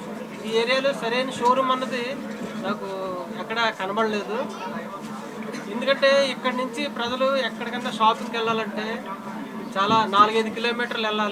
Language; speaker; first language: Telugu; native; Telugu